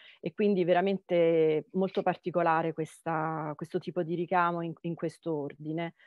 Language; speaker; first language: Italian; native; Italian